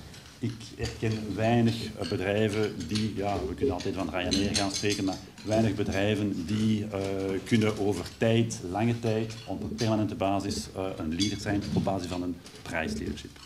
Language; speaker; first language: Dutch; non-native, local second language; French